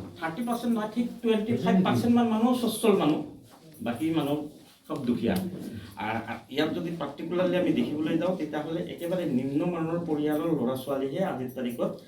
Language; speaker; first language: Assamese; native; Assamese